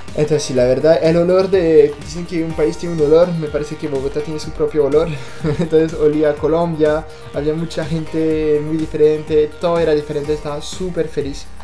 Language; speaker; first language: Spanish; non-native, fluent; French